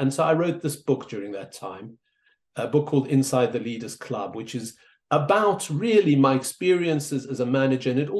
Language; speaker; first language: English; native; English